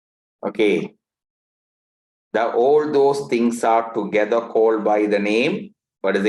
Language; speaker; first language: English; non-native, local second language; Tamil